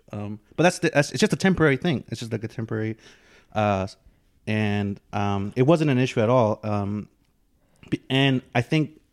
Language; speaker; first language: English; native; English